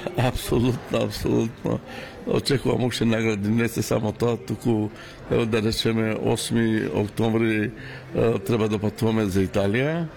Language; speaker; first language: Macedonian; non-native, local second language; Romany